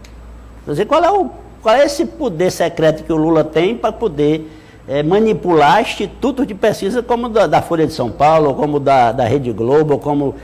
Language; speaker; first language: Portuguese; native; Portuguese